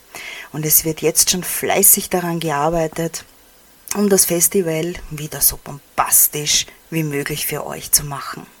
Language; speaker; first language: German; native; German